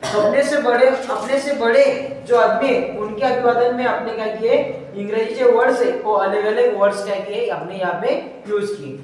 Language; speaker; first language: Hindi; non-native, local second language; Marathi